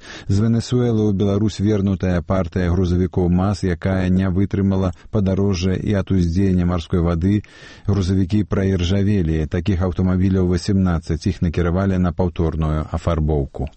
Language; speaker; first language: Belarusian; native; Belarusian